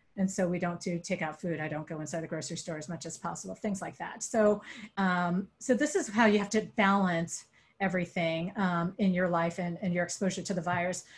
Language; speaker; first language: English; native; English